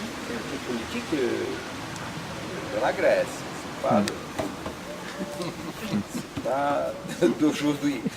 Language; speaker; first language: French; non-native, fluent; Portuguese